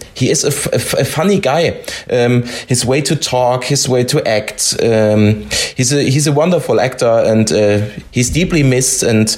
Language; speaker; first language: English; non-native, fluent; German